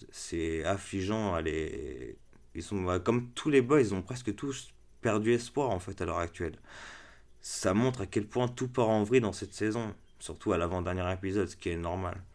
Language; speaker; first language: French; native; French